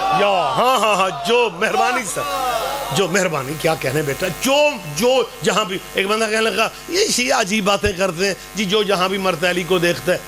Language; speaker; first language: Urdu; non-native, local second language; Punjabi